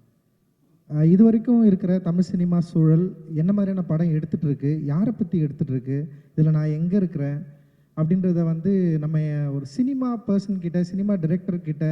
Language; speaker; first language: Tamil; native; Tamil